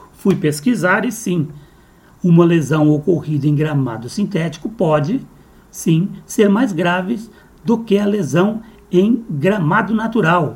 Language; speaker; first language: Portuguese; native; Portuguese